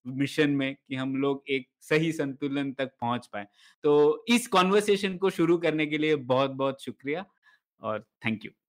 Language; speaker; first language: Hindi; native; Hindi